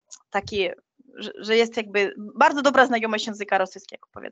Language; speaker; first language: Polish; non-native, fluent; Ukrainian